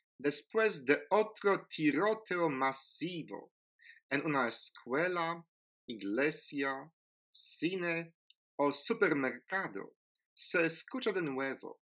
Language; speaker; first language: Spanish; non-native, fluent; Polish